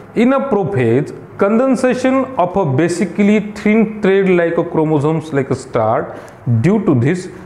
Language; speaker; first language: English; non-native, local second language; Marathi